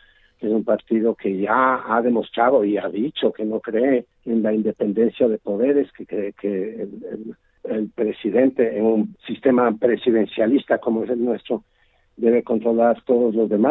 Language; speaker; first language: Spanish; native; Spanish